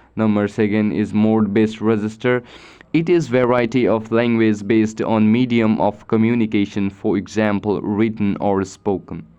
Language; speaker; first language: English; non-native, local second language; Nepali